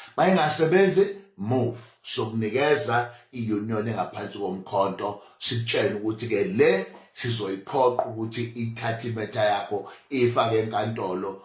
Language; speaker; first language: Zulu; native; Zulu